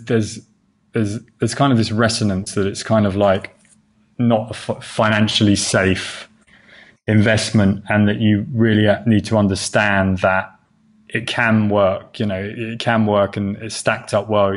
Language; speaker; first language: English; native; English